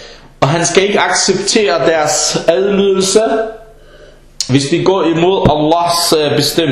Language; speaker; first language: Danish; early bilingual, other home language; Arabic